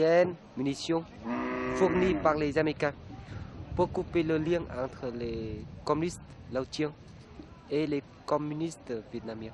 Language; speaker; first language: French; non-native, fluent; Vietnamese